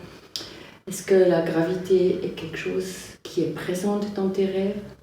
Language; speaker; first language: French; non-native, fluent; German